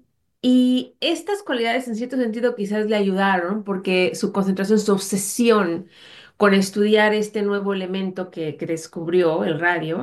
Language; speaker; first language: Spanish; native; Spanish